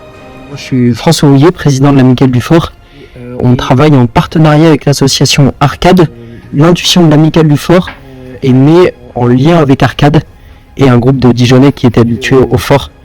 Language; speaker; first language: French; native; French